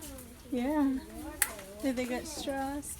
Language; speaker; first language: English; native; English